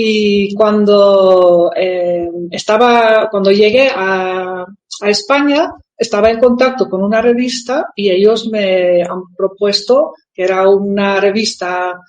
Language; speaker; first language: Spanish; non-native, fluent; Dutch